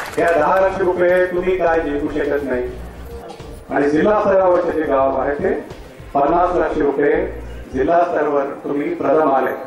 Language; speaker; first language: Marathi; non-native, local second language; Telugu